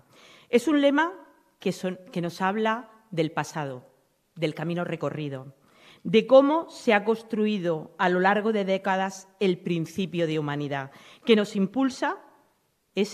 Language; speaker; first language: Spanish; native; Spanish